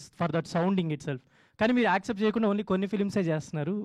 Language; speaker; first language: Telugu; native; Telugu